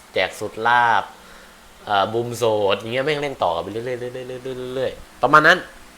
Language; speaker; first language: Thai; native; Thai